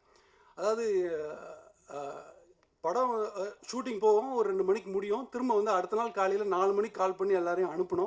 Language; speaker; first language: Tamil; native; Tamil